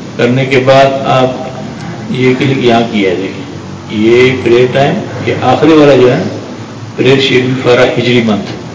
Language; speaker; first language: Urdu; non-native, local second language; Pashto